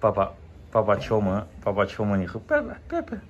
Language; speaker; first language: Chinese; native; Chinese